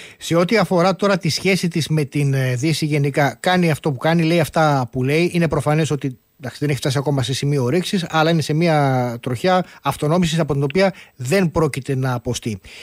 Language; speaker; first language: Greek; native; Greek